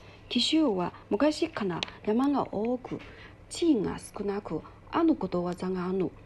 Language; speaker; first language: Japanese; non-native, learner; Chinese